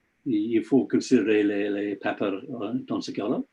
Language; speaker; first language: French; non-native, learner; English